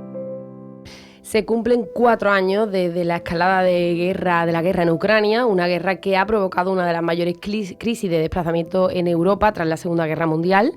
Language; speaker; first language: Spanish; native; Spanish